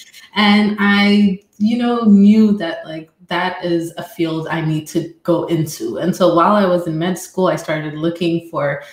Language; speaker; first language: English; non-native, fluent; Amharic